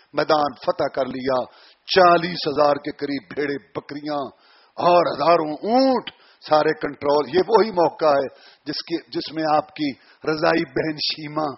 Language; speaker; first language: Urdu; non-native, local second language; Punjabi